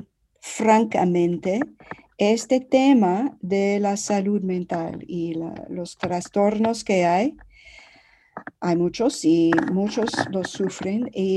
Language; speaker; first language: Spanish; non-native, fluent; English